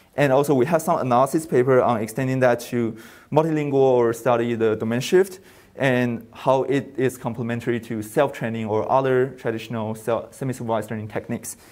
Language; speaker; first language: English; non-native, fluent; Chinese